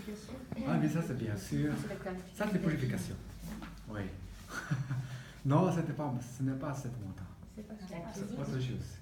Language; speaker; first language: French; non-native, learner; Tibetan